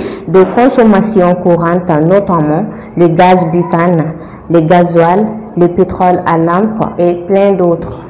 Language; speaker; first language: French; non-native, local second language; Bambara